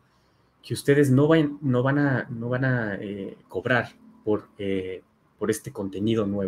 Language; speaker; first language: Spanish; native; Spanish